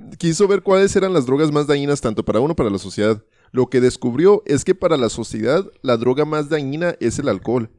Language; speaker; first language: Spanish; early bilingual, heritage; Spanish